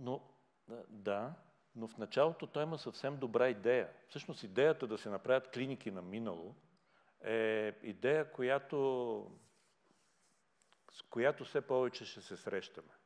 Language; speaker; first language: Bulgarian; native; Bulgarian